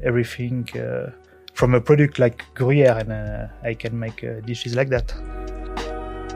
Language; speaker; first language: English; non-native, learner; French